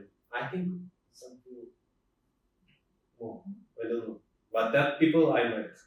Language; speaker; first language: English; non-native, fluent; Russian